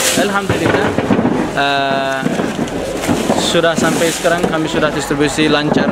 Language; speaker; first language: Indonesian; non-native, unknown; Turkish